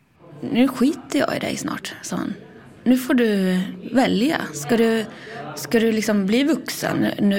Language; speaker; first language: Swedish; native; Swedish